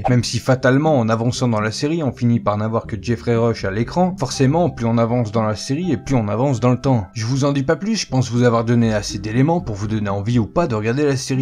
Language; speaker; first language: French; native; French